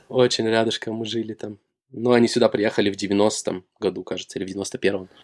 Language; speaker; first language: Russian; native; Russian